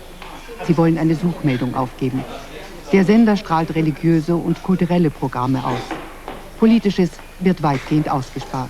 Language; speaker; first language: German; native; German